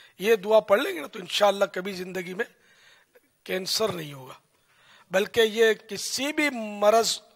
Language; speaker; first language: Urdu; native; Urdu